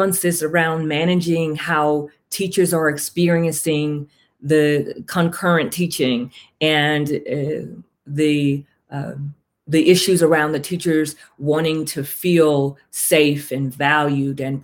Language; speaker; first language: English; native; English